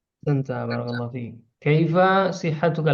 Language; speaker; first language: Arabic; non-native, fluent; Indonesian